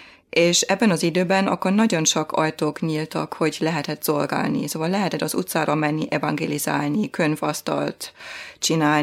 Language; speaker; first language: Hungarian; non-native, fluent; German